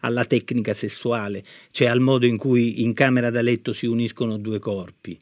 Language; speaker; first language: Italian; native; Italian